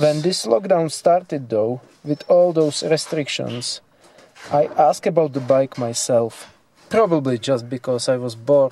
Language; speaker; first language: English; non-native, fluent; Czech